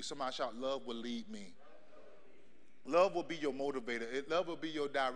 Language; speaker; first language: English; native; English